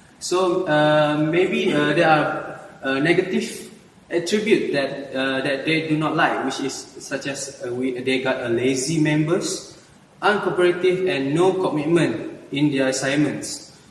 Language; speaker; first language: English; non-native, learner; Malay